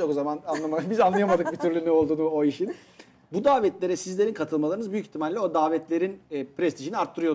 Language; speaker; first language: Turkish; native; Turkish